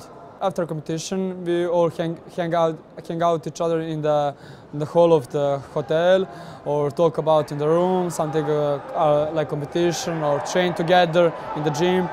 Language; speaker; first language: English; non-native, learner; Serbian